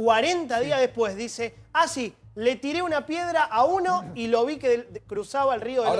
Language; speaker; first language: Spanish; native; Spanish